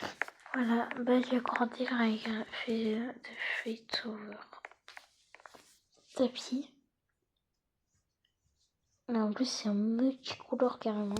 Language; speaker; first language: French; native; French